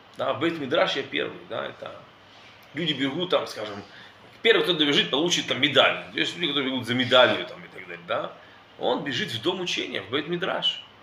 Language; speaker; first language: Russian; early bilingual, heritage; Russian